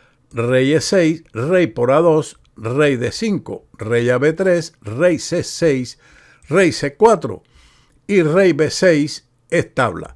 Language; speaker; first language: Spanish; native; Spanish